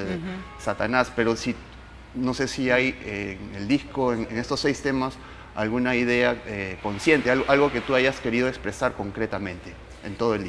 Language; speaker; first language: Spanish; native; Spanish